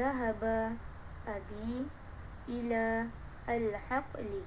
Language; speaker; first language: Arabic; non-native, learner; Malay